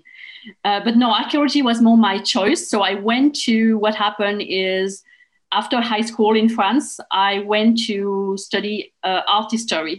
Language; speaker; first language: English; non-native, fluent; French